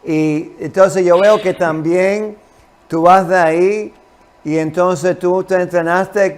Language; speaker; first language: Spanish; non-native, fluent; English